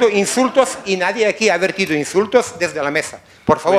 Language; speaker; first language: Spanish; native; Spanish